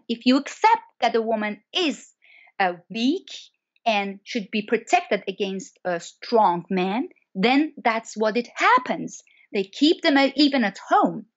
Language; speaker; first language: English; non-native, fluent; Persian